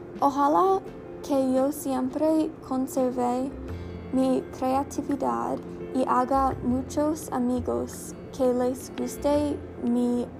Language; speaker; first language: Spanish; non-native, learner; English